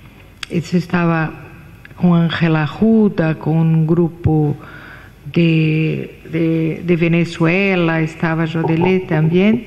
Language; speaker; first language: Spanish; non-native, fluent; Portuguese